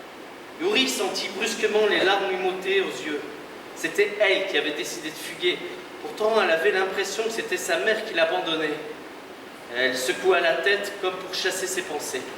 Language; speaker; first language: French; native; French